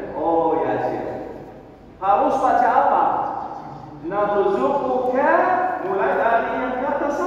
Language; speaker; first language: Indonesian; non-native, learner; Arabic